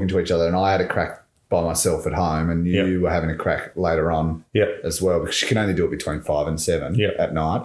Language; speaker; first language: English; native; English